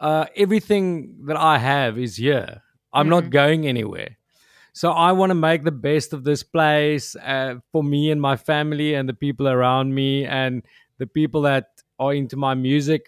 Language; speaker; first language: English; non-native, local second language; Afrikaans